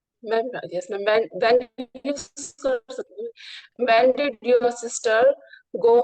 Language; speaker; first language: English; non-native, learner; Hindi